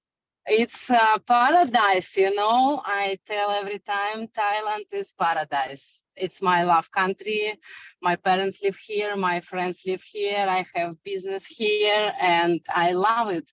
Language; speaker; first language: English; non-native, learner; Russian